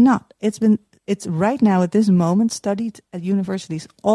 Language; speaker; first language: English; non-native, fluent; Dutch